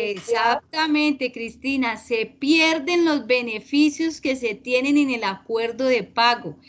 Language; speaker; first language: Spanish; native; Spanish